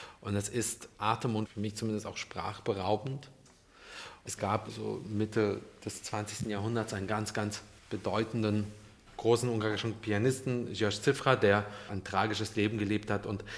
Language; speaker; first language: German; early bilingual, other home language; Russian